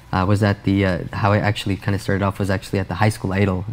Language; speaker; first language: English; native; English